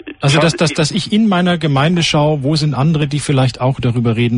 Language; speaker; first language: German; native; German